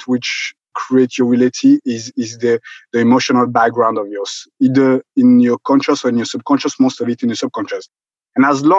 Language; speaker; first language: English; non-native, local second language; Kinyarwanda